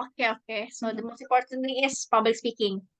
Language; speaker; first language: English; non-native, learner; Indonesian